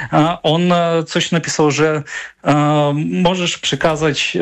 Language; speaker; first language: Polish; non-native, fluent; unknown